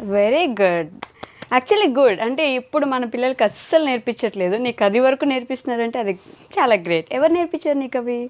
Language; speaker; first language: Telugu; native; Telugu